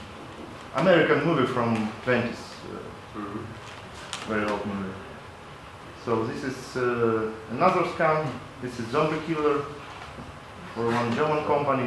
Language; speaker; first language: English; non-native, local second language; Latvian